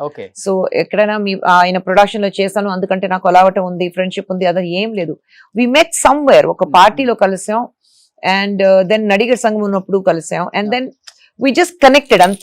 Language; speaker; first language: Telugu; non-native, fluent; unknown